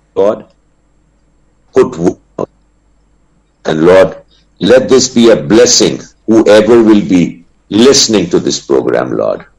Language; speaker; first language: English; non-native, local second language; Punjabi